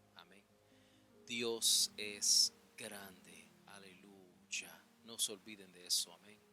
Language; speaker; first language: Spanish; early bilingual, heritage; Spanish